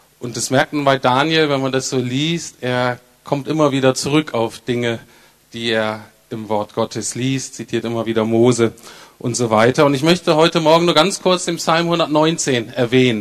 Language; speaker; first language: German; native; German